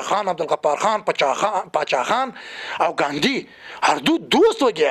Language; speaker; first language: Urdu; non-native, learner; Pashto